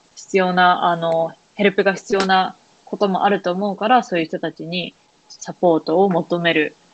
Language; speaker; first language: Japanese; native; Japanese